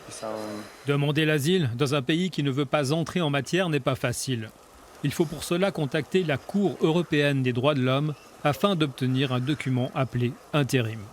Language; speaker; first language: French; native; French